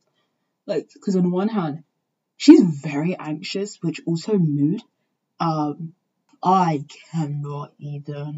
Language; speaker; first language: English; native; English